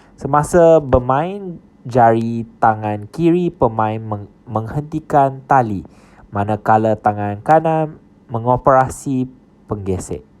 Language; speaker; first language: Malay; non-native, local second language; Chinese